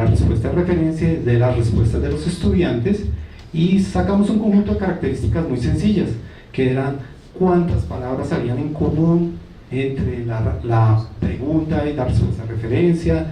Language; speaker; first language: Spanish; native; Spanish